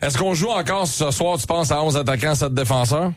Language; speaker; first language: French; native; French